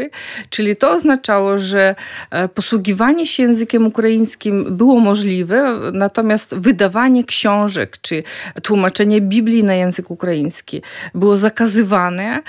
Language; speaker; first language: Polish; non-native, fluent; Ukrainian